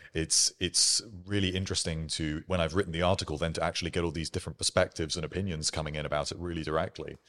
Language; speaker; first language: English; native; English